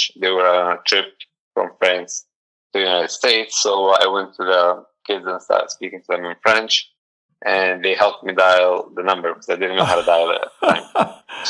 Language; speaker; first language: English; non-native, fluent; Arabic